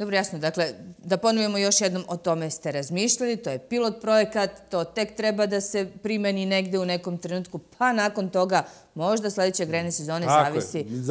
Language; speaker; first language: Serbian; native; Serbian